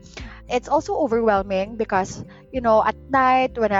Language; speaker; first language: English; non-native, local second language; Cebuano